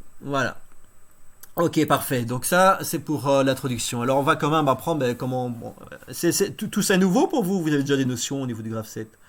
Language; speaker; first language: French; native; French